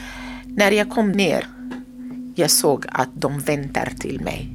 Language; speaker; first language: Swedish; non-native, learner; Arabic